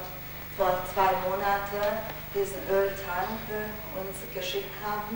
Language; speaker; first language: German; non-native, local second language; Hungarian